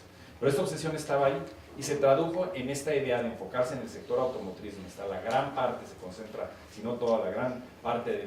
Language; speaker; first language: Spanish; native; Spanish